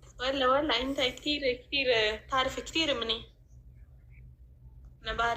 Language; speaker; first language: Arabic; non-native, learner; Amharic